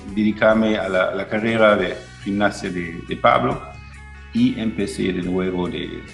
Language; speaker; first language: Spanish; non-native, fluent; German